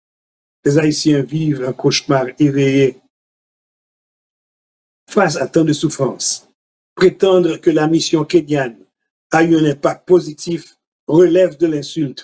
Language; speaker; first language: French; non-native, local second language; Haitian Creole